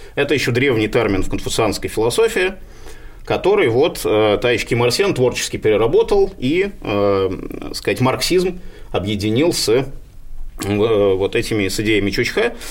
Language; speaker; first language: Russian; native; Russian